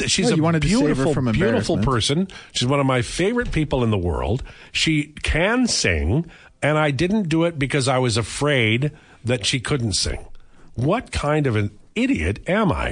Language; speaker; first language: English; native; English